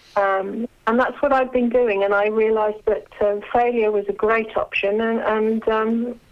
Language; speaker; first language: English; native; English